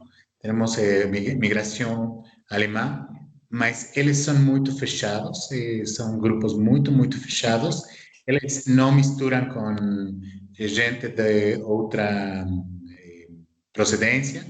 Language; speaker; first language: Portuguese; non-native, fluent; Spanish